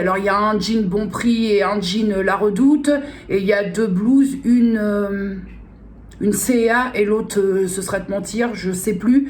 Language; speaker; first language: French; native; French